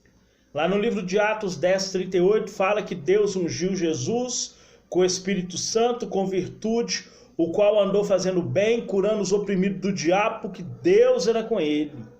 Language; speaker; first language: Portuguese; native; Portuguese